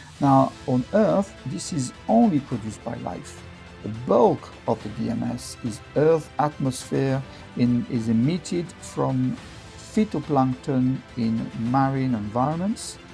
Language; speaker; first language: English; non-native, fluent; French